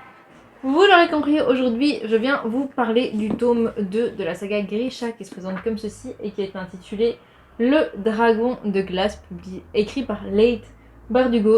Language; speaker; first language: French; native; French